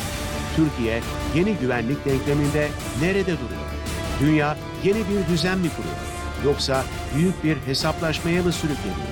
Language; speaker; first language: Turkish; native; Turkish